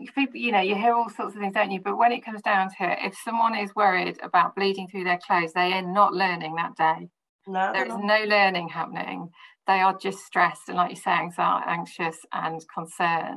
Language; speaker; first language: English; native; English